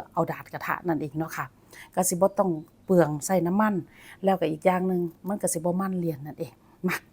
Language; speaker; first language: Thai; native; Thai